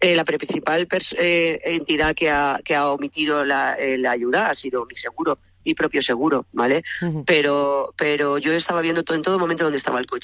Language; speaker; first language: Spanish; native; Spanish